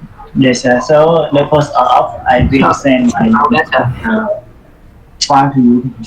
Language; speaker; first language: English; non-native, learner; Khmer